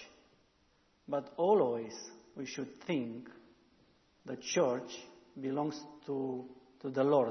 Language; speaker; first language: English; non-native, learner; Romanian